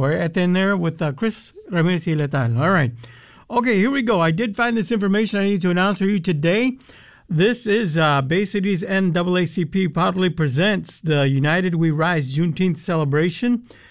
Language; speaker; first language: English; early bilingual, other home language; Spanish